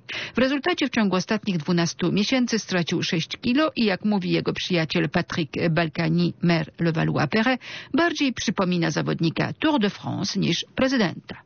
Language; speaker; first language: Polish; native; Polish